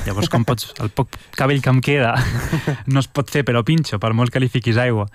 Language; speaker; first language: Catalan; early bilingual, other home language; Arabic